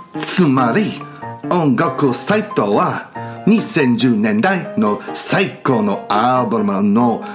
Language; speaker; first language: Japanese; non-native, learner; English